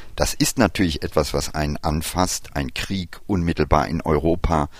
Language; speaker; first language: German; early bilingual, other home language; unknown